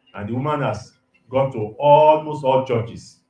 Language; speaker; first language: English; non-native, local second language; Yoruba